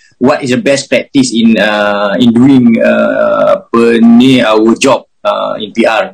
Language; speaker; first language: English; non-native, local second language; Malay